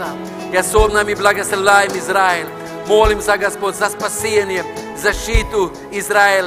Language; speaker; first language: Russian; non-native, fluent; Norwegian